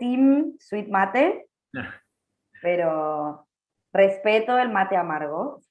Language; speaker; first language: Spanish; non-native, learner; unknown